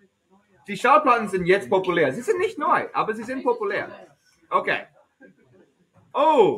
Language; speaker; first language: German; non-native, fluent; English